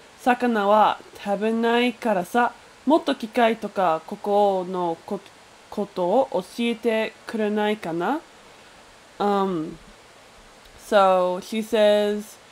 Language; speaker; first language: Japanese; non-native, learner; English